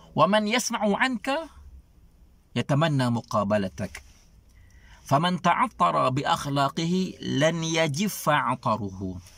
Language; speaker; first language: Arabic; non-native, fluent; Malay